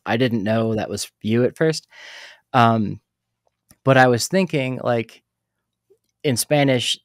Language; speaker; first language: English; native; English